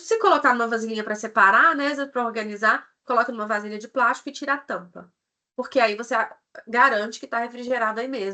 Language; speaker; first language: Portuguese; native; Portuguese